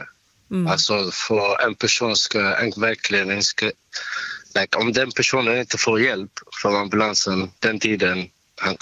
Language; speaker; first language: Swedish; non-native, learner; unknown